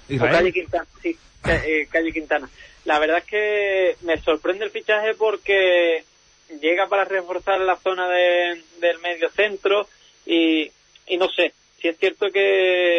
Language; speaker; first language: Spanish; native; Spanish